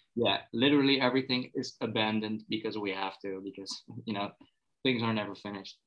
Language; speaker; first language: English; non-native, fluent; Dutch